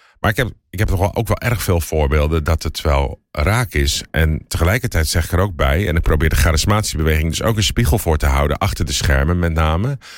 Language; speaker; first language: Dutch; native; Dutch